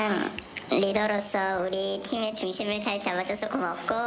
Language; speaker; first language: Korean; native; Korean